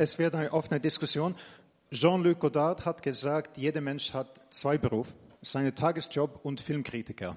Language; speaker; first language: German; non-native, fluent; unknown